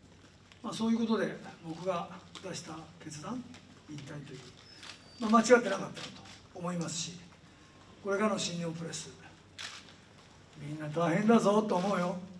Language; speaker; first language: Japanese; native; Japanese